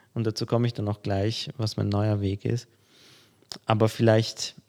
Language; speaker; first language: German; early bilingual, other home language; Polish